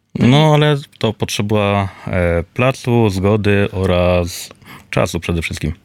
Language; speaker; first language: Polish; native; Polish